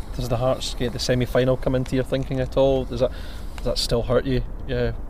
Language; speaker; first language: English; native; English